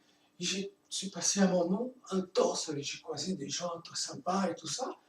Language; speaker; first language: French; non-native, fluent; Portuguese